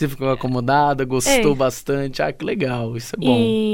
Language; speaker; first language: Portuguese; native; Portuguese